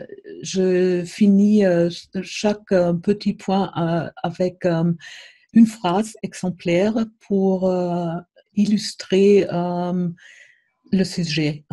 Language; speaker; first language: French; non-native, fluent; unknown